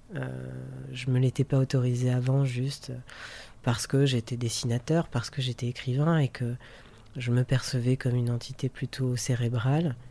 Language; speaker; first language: French; native; French